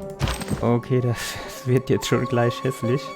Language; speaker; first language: German; native; German